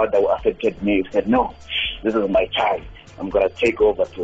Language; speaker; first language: English; non-native, local second language; Xhosa